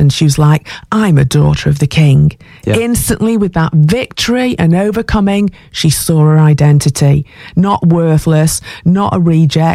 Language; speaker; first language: English; native; English